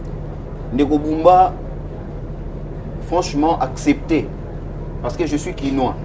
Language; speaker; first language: French; non-native, local second language; Lingala